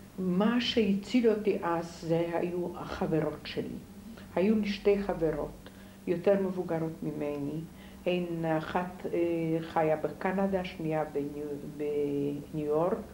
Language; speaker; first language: Hebrew; non-native, fluent; Polish